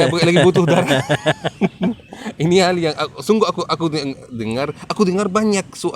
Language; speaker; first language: Indonesian; non-native, learner; Arabic